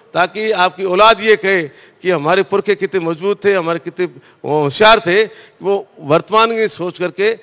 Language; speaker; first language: Hindi; native; Hindi